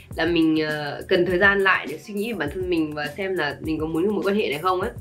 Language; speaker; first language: Vietnamese; early bilingual, heritage; Vietnamese